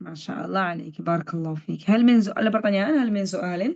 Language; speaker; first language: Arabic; non-native, fluent; Indonesian